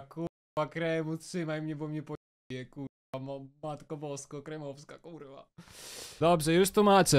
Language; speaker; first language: Polish; native; Polish